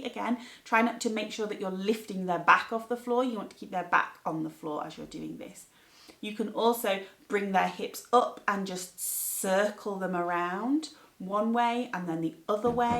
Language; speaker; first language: English; native; English